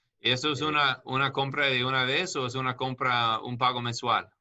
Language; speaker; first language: Spanish; non-native, learner; English